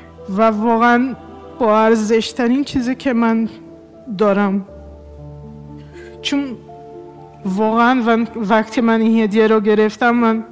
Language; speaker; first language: Persian; non-native, fluent; Portuguese